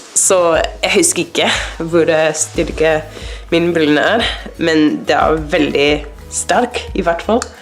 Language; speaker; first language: Norwegian; non-native, learner; English